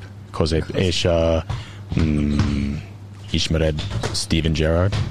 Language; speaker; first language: Hungarian; non-native, learner; English